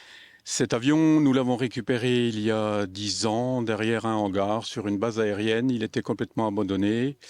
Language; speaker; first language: French; native; French